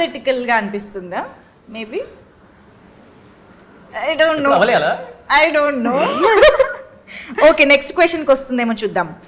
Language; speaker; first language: Telugu; native; Telugu